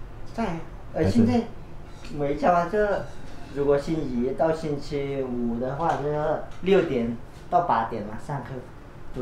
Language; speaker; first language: Chinese; early bilingual, heritage; Chinese